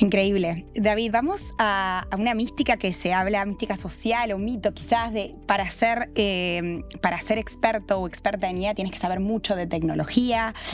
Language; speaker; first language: Spanish; native; Spanish